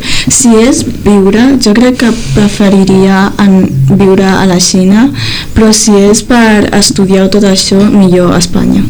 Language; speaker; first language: Catalan; early bilingual, other home language; Chinese